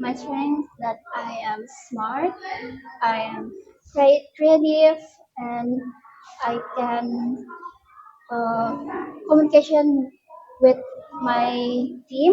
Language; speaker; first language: English; non-native, learner; Indonesian